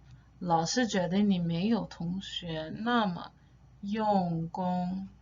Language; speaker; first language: Chinese; non-native, fluent; English